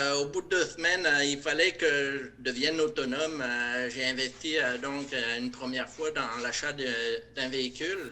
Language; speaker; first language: French; native; French